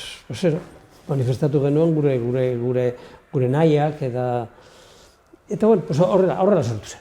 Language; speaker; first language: Basque; non-native, local second language; Spanish